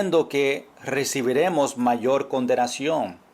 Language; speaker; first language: Spanish; non-native, fluent; English